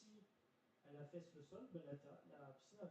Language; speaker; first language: French; native; French